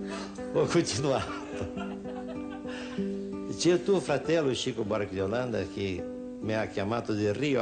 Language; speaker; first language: Italian; non-native, fluent; Portuguese